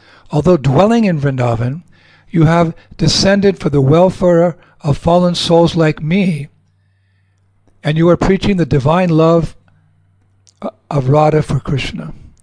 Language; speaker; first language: English; native; English